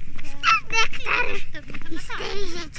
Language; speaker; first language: Polish; early bilingual, heritage; Polish